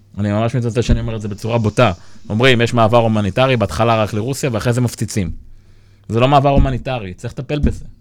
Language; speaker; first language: Hebrew; native; Hebrew